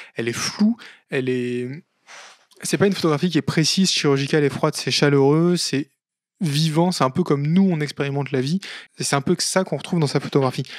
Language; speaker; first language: French; native; French